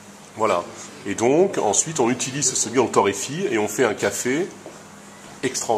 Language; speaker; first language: French; native; French